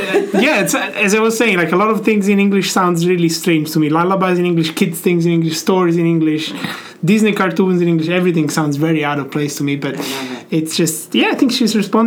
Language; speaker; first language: English; non-native, fluent; Italian